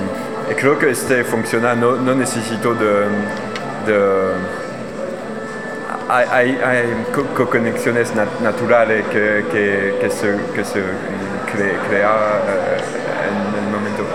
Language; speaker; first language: Spanish; non-native, learner; French